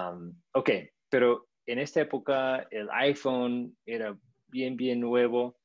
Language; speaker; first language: Spanish; non-native, fluent; English